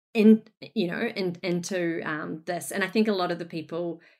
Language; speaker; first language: English; native; English